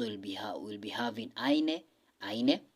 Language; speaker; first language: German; non-native, fluent; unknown